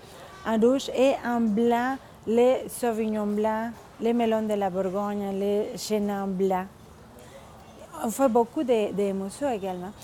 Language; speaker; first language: French; non-native, fluent; Spanish